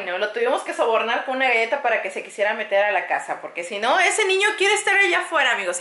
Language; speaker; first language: Spanish; native; Spanish